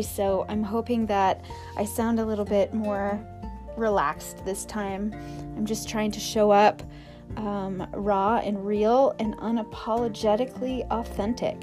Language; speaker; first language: English; native; English